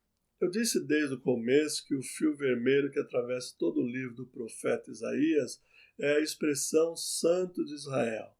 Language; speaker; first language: Portuguese; native; Portuguese